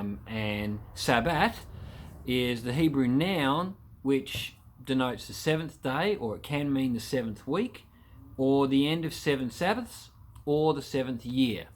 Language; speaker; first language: English; native; English